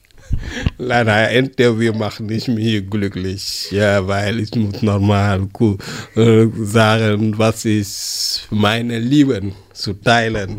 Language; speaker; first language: German; non-native, learner; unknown